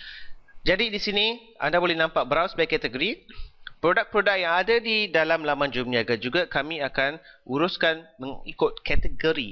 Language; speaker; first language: Malay; native; Malay